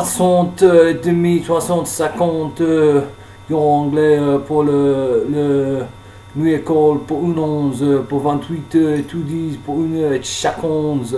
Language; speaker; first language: French; non-native, learner; English